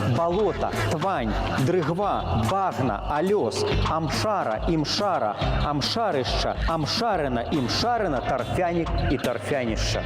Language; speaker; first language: Belarusian; non-native, local second language; Russian